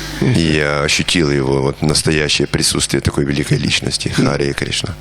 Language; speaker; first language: Russian; native; Russian